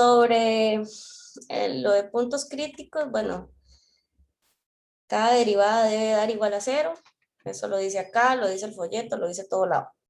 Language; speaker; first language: Spanish; native; Spanish